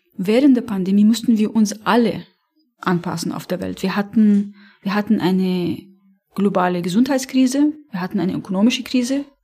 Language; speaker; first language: German; non-native, fluent; Arabic